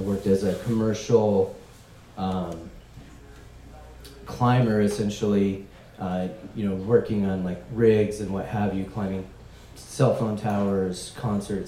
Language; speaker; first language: English; native; English